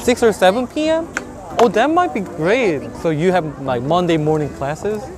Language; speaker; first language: English; non-native, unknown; Korean